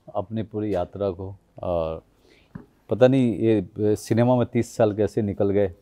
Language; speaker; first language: Hindi; native; Hindi